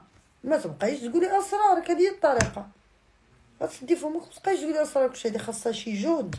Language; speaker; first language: Arabic; native; Arabic